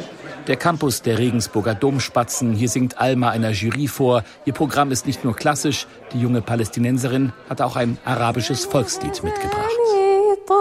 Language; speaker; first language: German; native; German